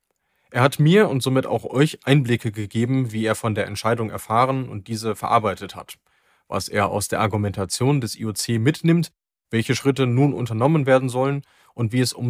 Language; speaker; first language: German; native; German